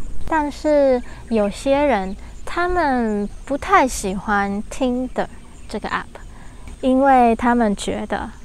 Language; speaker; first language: Chinese; non-native, learner; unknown